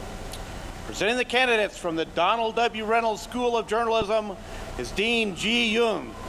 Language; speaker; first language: English; native; English